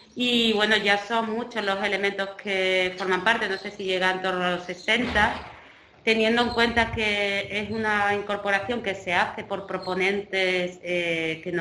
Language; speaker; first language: Spanish; native; Spanish